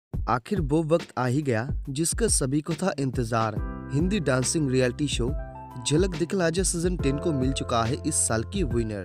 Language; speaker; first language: Hindi; native; Hindi